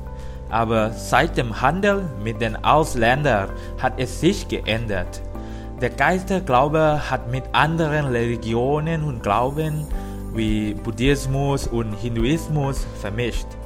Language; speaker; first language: German; non-native, learner; Thai